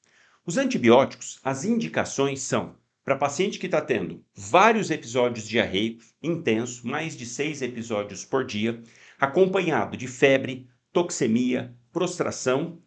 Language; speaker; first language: Portuguese; native; Portuguese